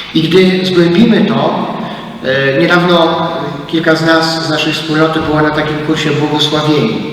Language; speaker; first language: Polish; native; Polish